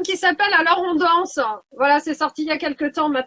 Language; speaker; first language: French; native; French